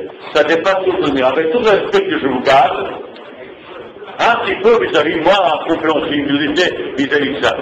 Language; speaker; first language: French; non-native, fluent; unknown